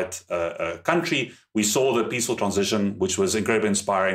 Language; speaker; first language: English; non-native, local second language; German